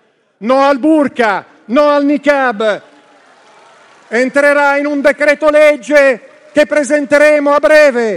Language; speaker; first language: Italian; native; Italian